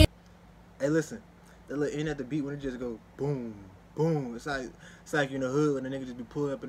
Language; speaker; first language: English; native; English